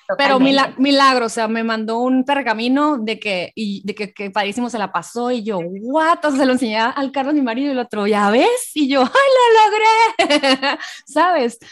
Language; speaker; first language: Spanish; native; Spanish